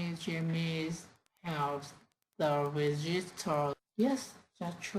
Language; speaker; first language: English; non-native, learner; Vietnamese